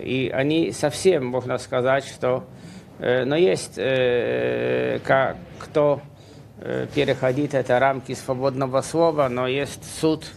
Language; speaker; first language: Russian; non-native, fluent; Polish